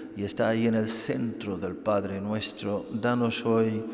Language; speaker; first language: Spanish; non-native, fluent; English